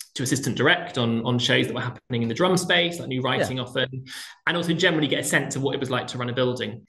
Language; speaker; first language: English; native; English